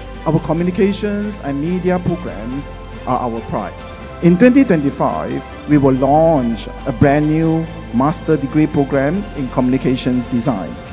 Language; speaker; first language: English; non-native, local second language; Chinese